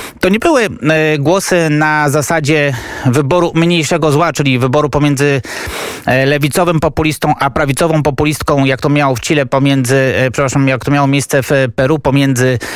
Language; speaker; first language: Polish; native; Polish